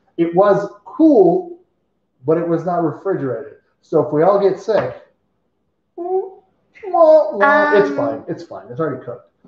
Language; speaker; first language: English; native; English